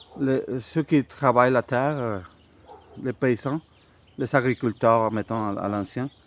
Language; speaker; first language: French; non-native, fluent; Spanish